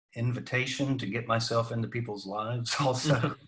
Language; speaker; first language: English; native; English